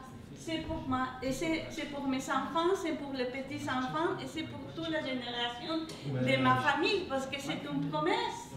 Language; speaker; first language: French; non-native, learner; English